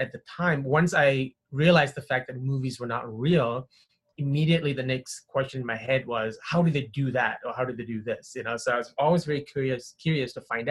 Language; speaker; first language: English; non-native, local second language; Tamil